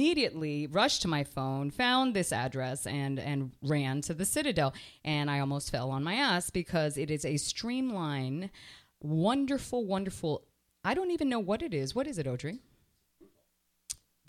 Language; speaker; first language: English; native; English